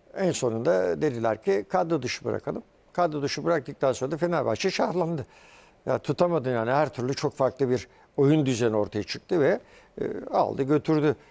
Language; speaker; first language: Turkish; early bilingual, heritage; Turkish